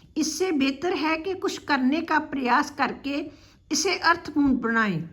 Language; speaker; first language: Hindi; non-native, local second language; Punjabi